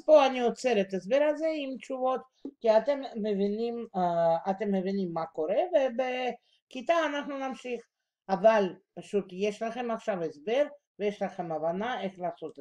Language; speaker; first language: Hebrew; non-native, fluent; Russian